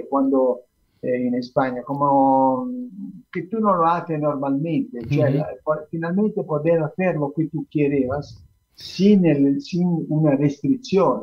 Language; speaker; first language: Spanish; non-native, fluent; Italian